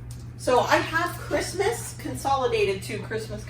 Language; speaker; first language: English; native; English